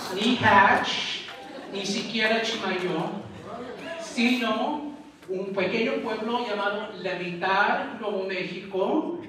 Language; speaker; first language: Spanish; early bilingual, heritage; Spanish